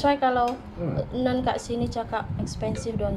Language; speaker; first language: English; non-native, learner; Indonesian